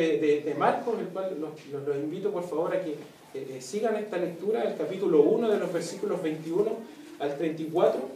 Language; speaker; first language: Spanish; native; Spanish